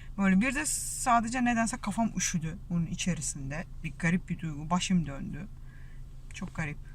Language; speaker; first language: Turkish; non-native, fluent; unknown